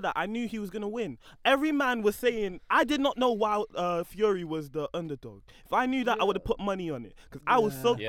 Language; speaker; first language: English; native; English